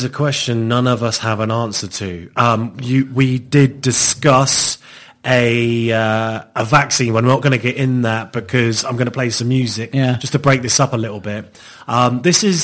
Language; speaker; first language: English; native; English